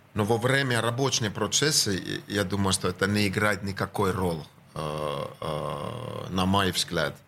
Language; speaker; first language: Russian; non-native, fluent; Finnish